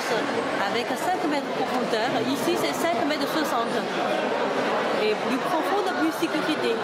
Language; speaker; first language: French; non-native, learner; Chinese